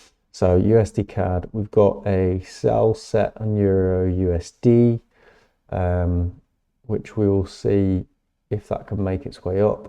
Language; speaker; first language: English; native; English